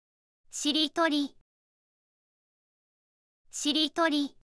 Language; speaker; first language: Japanese; native; Japanese